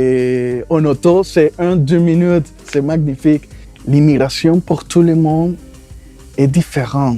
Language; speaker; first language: French; non-native, fluent; Spanish